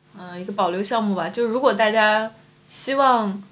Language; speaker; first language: Chinese; native; Chinese